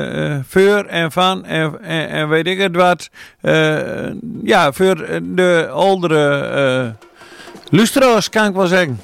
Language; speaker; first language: Dutch; native; Dutch